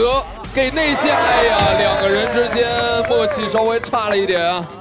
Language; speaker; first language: Chinese; native; Chinese